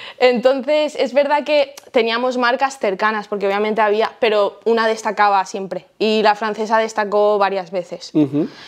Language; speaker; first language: Spanish; early bilingual, heritage; Spanish